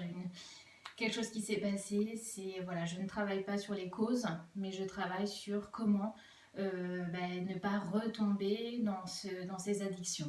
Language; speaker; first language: French; native; French